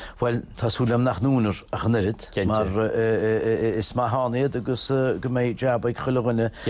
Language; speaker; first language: Irish; native; Irish